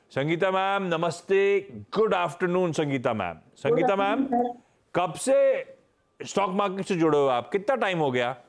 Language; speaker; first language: Hindi; native; Hindi